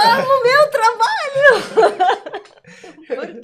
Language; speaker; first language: Portuguese; non-native, learner; Russian